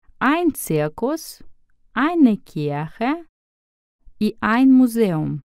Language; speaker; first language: German; non-native, fluent; Russian